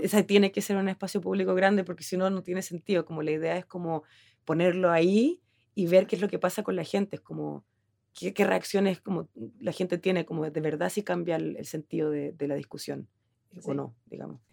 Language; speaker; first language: Spanish; native; Spanish